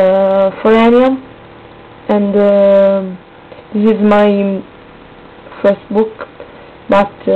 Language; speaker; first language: English; non-native, learner; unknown